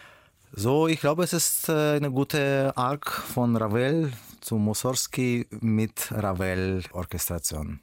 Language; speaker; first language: German; non-native, learner; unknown